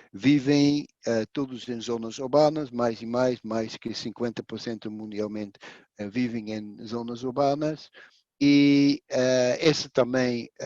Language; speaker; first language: Portuguese; non-native, fluent; Dutch